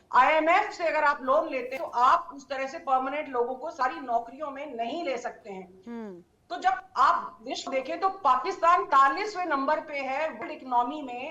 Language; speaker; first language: Hindi; native; Hindi